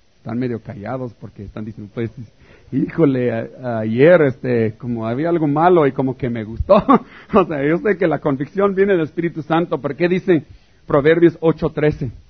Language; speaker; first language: Spanish; native; Spanish